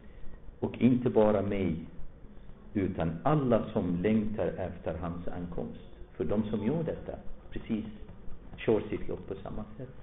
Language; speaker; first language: Swedish; non-native, fluent; Arabic